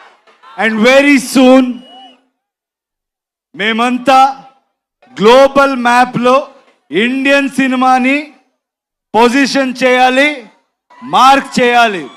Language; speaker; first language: Telugu; non-native, local second language; Kannada